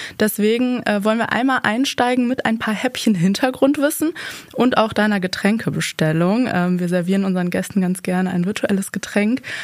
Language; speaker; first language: German; native; German